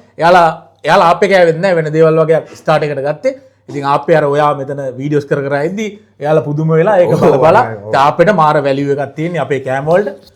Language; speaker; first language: Sinhala; native; Sinhala